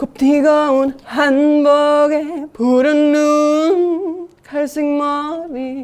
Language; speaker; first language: Korean; non-native, learner; Estonian